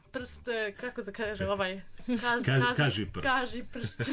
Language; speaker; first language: Croatian; non-native, learner; German